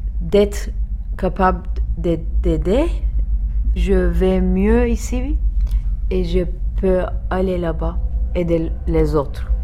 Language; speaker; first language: French; non-native, learner; Turkish